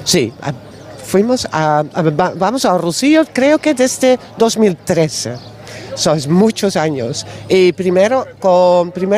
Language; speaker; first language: Spanish; non-native, learner; Dutch